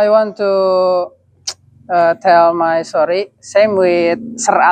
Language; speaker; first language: English; non-native, learner; Indonesian